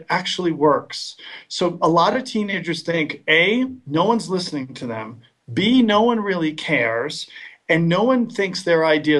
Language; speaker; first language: English; native; English